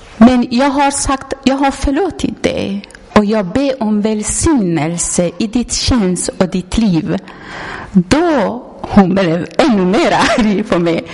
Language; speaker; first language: Swedish; non-native, learner; Persian